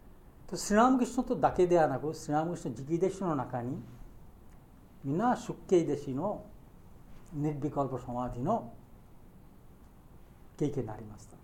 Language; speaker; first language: Japanese; non-native, learner; Bangla